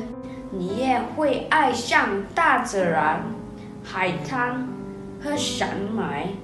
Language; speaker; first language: Chinese; non-native, learner; Indonesian